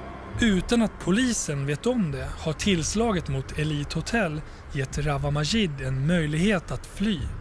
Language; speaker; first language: Swedish; native; Swedish